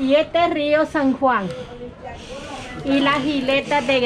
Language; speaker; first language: Spanish; native; Spanish